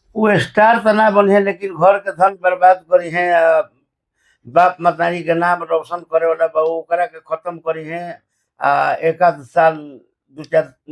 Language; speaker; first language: Bhojpuri; native; Bhojpuri